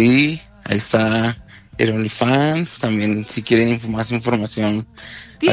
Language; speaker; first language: Spanish; native; Spanish